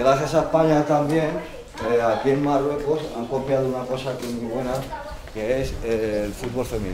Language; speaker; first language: Spanish; non-native, fluent; Arabic